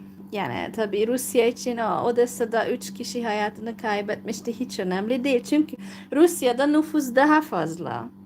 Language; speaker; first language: Turkish; non-native, fluent; Hungarian